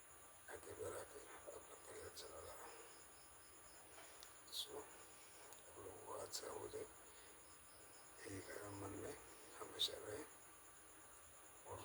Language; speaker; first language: Hindi; non-native, local second language; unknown